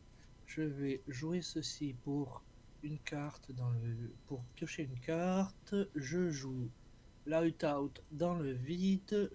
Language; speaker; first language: French; native; French